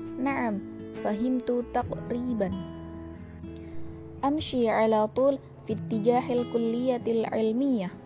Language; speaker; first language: Arabic; non-native, learner; Indonesian